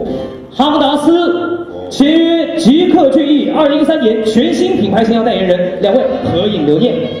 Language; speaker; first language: Chinese; native; Chinese